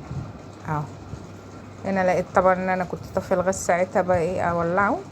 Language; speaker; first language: Arabic; native; Arabic